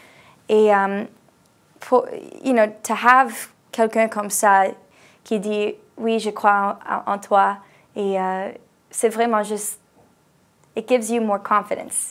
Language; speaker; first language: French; non-native, local second language; English